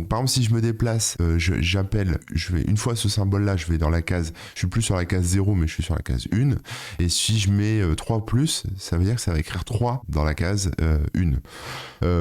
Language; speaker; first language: French; native; French